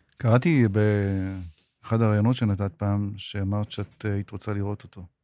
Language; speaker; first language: Hebrew; native; Hebrew